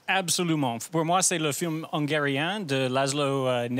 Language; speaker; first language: French; non-native, fluent; English